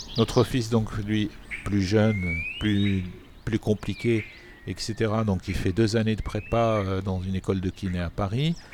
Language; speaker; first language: French; non-native, local second language; Arabic